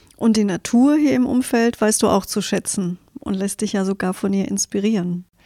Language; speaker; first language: German; native; German